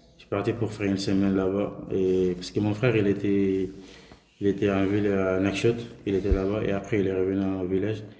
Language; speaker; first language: French; non-native, local second language; Soninke